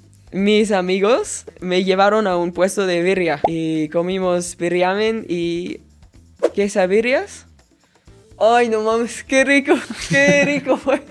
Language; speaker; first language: Spanish; non-native, fluent; German